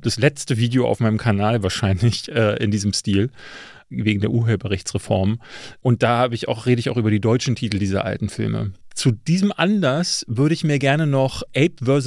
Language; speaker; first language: German; native; German